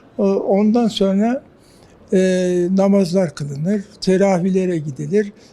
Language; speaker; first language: Turkish; native; Turkish